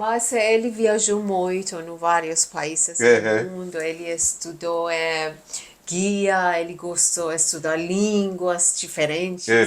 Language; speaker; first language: Portuguese; non-native, learner; Persian